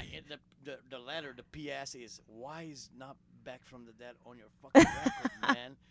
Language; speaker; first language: English; non-native, fluent; Portuguese